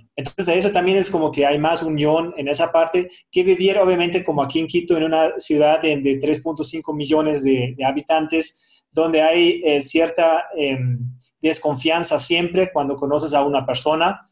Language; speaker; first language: Spanish; non-native, fluent; German